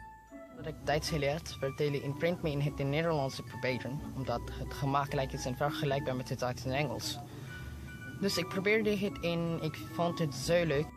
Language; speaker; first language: Dutch; non-native, learner; Filipino